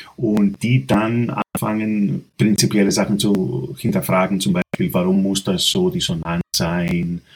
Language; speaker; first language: German; non-native, fluent; Greek